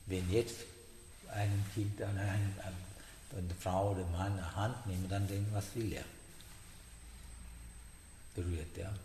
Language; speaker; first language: German; non-native, learner; Sinhala